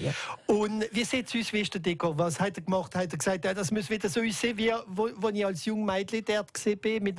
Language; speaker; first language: German; native; German